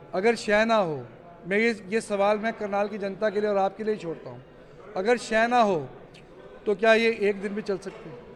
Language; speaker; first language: Hindi; native; Hindi